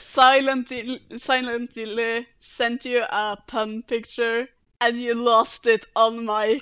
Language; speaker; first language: English; non-native, fluent; Norwegian